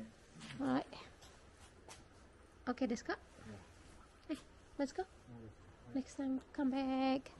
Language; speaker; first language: English; non-native, learner; Indonesian